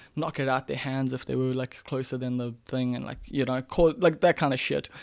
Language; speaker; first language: English; native; English